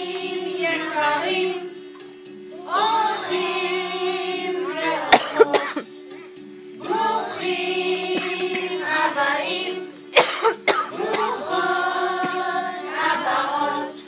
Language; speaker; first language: Hebrew; non-native, learner; English